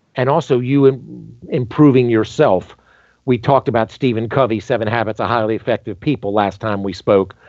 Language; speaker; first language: English; native; English